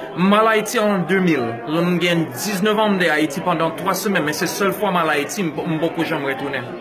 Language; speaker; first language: Haitian Creole; non-native, fluent; English